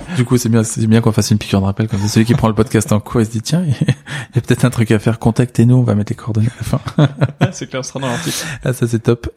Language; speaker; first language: French; native; French